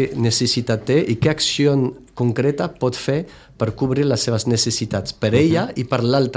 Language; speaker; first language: Catalan; non-native, fluent; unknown